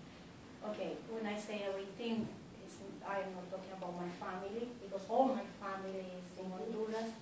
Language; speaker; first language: English; non-native, fluent; Spanish